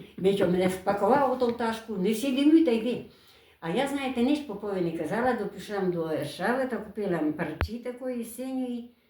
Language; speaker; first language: Ukrainian; native; Ukrainian